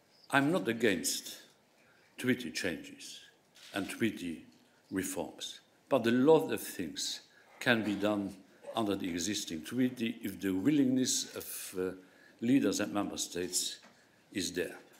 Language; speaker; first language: English; non-native, fluent; Luxembourgish